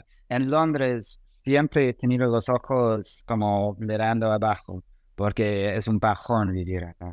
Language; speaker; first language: Spanish; non-native, fluent; English